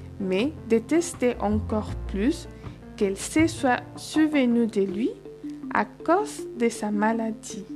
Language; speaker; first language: French; non-native, fluent; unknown